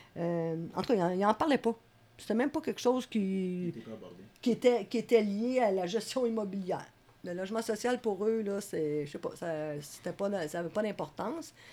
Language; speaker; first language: French; native; French